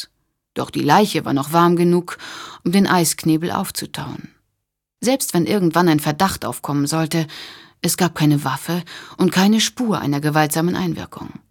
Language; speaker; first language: German; native; German